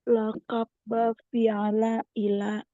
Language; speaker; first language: Arabic; non-native, learner; Indonesian